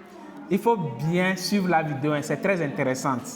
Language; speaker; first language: French; non-native, local second language; Kinyarwanda